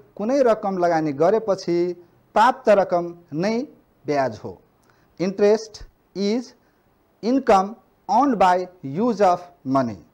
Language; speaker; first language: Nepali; non-native, local second language; Maithili